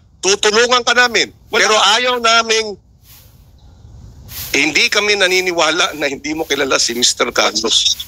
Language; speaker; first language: Filipino; native; Filipino